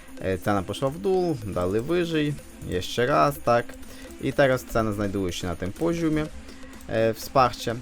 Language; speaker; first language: Polish; non-native, fluent; Ukrainian